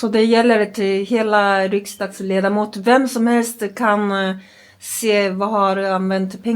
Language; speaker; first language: Swedish; non-native, learner; Korean